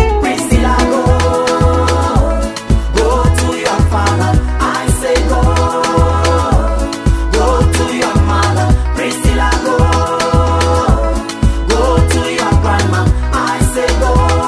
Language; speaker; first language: English; non-native, local second language; Luo (Kenya and Tanzania)